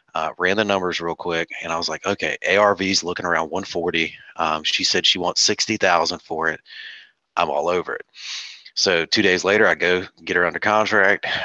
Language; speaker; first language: English; native; English